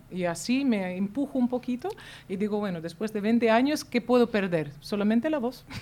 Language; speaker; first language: Spanish; non-native, fluent; Latvian